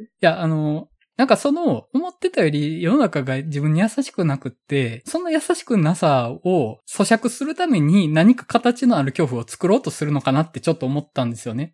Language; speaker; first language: Japanese; native; Japanese